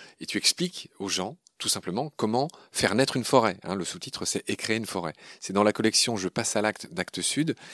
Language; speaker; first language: French; native; French